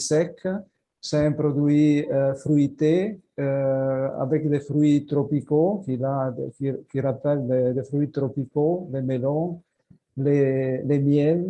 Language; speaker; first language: French; non-native, fluent; Italian